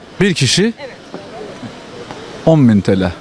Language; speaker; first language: Turkish; non-native, learner; Persian